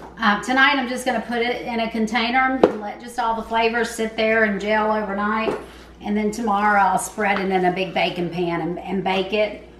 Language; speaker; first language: English; native; English